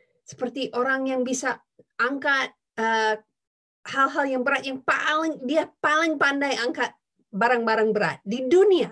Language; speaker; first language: Indonesian; non-native, fluent; English